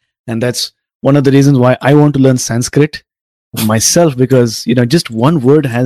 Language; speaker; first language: English; non-native, local second language; Tamil